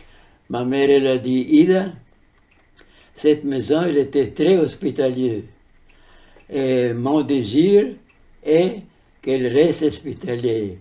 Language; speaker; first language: French; early bilingual, heritage; French